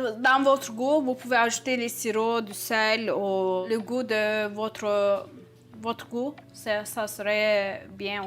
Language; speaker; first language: French; non-native, learner; Turkish